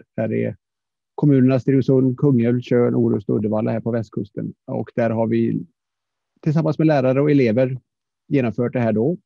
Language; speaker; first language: Swedish; native; Swedish